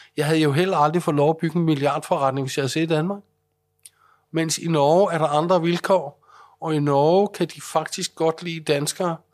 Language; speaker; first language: Danish; native; Danish